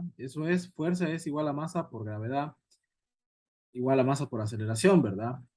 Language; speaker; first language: Spanish; native; Spanish